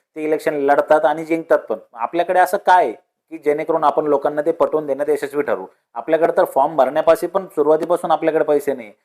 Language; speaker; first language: Marathi; native; Marathi